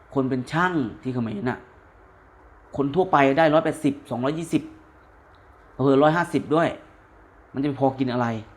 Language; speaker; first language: Thai; native; Thai